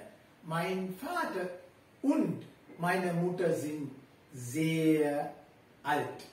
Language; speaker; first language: German; non-native, fluent; Sinhala